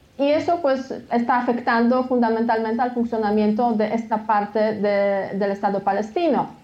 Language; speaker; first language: Spanish; non-native, fluent; Polish